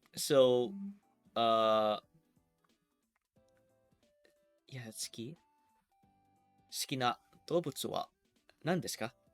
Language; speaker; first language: Japanese; non-native, learner; English